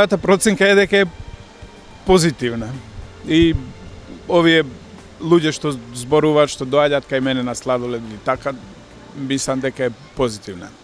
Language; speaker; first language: Macedonian; non-native, local second language; Albanian